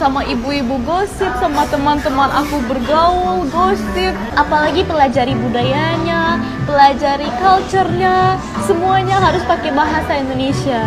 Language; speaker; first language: Indonesian; non-native, fluent; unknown